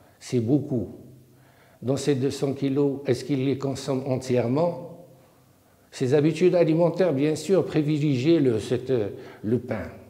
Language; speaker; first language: French; non-native, local second language; Arabic